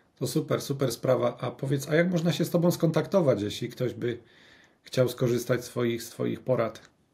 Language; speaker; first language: Polish; native; Polish